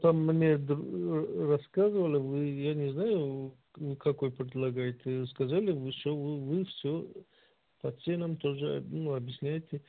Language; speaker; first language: Russian; non-native, learner; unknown